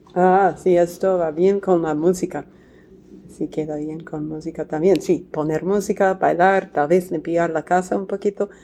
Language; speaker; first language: Spanish; non-native, fluent; English